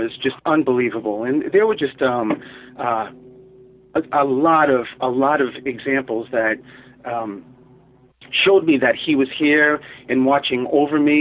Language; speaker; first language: English; native; English